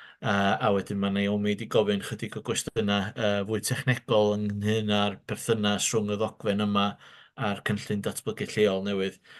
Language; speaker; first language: Welsh; native; Welsh